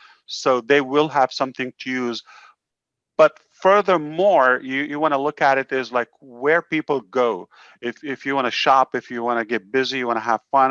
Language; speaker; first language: English; non-native, fluent; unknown